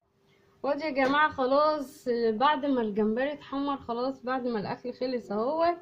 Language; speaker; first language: Arabic; native; Arabic